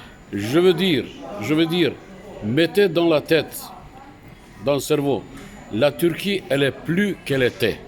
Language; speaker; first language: French; non-native, fluent; Turkish